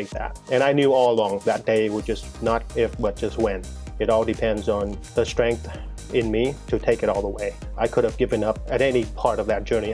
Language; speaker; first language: English; non-native, fluent; Vietnamese